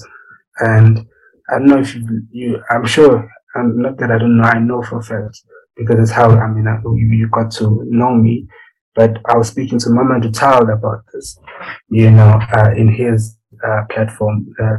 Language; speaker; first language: English; non-native, local second language; Zulu